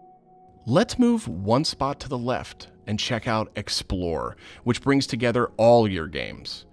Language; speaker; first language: English; native; English